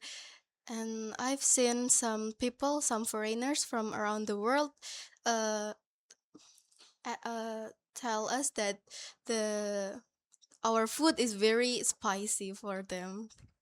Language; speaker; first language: English; non-native, learner; Indonesian